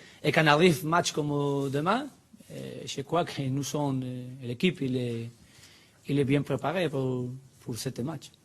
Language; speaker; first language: French; non-native, learner; Spanish